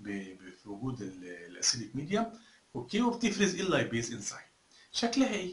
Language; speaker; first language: Arabic; native; Arabic